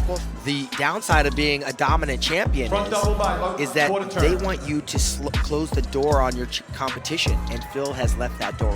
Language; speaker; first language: English; native; English